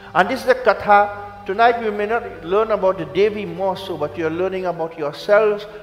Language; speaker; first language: English; native; English